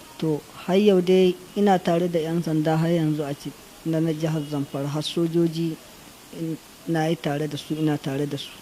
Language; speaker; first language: Hausa; non-native, local second language; Fula